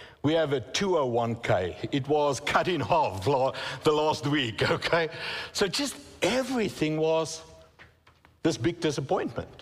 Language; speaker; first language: English; non-native, local second language; Afrikaans